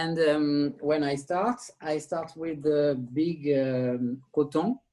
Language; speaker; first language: English; non-native, learner; French